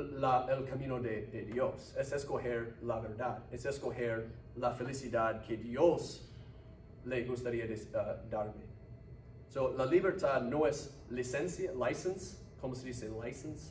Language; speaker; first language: Spanish; non-native, fluent; English